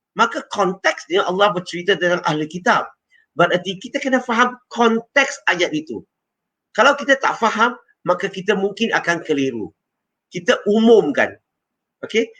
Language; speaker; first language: Malay; non-native, local second language; Chinese